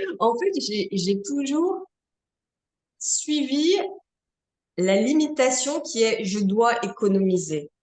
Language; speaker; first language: French; native; French